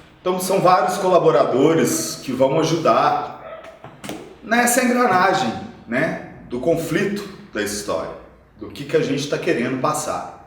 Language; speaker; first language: Portuguese; native; Portuguese